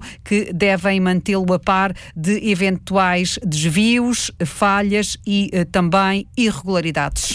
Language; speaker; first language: Portuguese; native; Portuguese